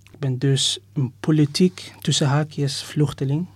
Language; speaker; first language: Dutch; non-native, fluent; Persian